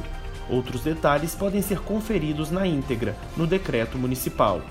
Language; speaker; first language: Portuguese; native; Portuguese